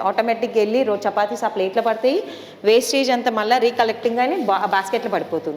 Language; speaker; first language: Telugu; native; Telugu